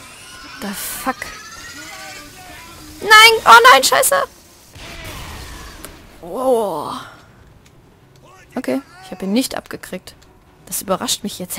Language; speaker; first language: German; native; German